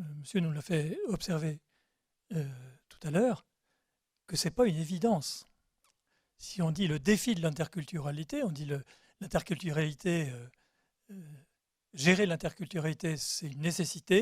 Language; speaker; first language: French; native; French